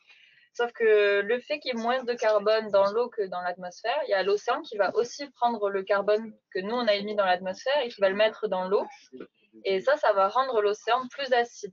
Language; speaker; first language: French; native; French